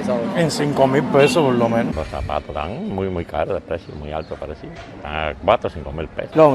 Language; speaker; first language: Spanish; native; Spanish